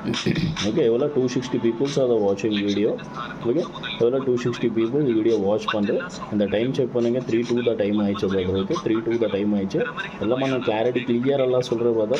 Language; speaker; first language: Tamil; non-native, local second language; Kannada